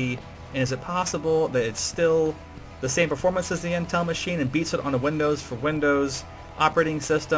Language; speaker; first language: English; native; English